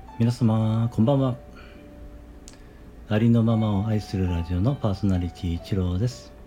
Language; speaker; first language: Japanese; native; Japanese